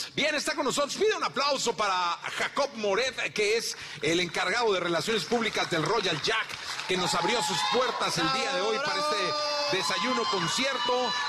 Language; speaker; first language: Spanish; native; Spanish